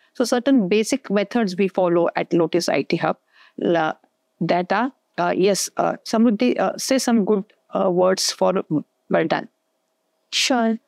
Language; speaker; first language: English; non-native, fluent; Hindi